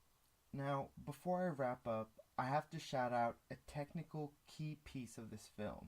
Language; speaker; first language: English; native; English